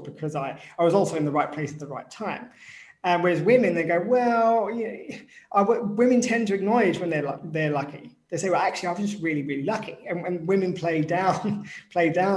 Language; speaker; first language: English; native; English